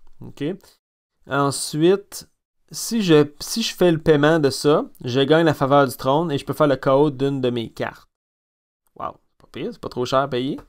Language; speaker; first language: French; native; French